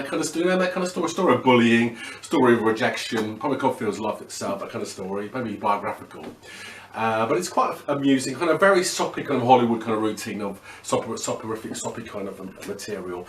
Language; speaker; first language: English; native; English